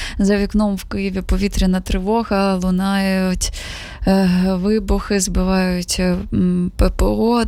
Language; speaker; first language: Ukrainian; native; Ukrainian